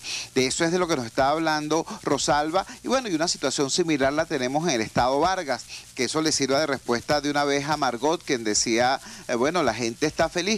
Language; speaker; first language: Spanish; native; Spanish